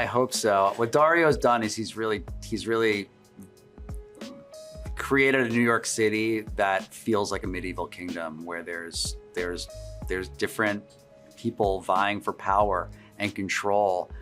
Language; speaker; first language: English; native; English